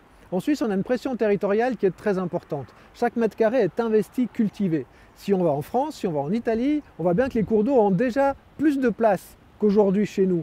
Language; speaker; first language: French; native; French